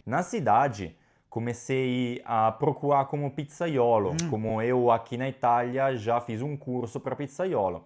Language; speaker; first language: Portuguese; non-native, fluent; Italian